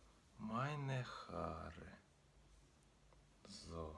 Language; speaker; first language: German; non-native, learner; Russian